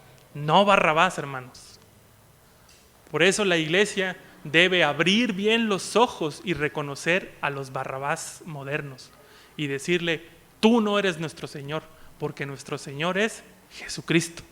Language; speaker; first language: Spanish; native; Spanish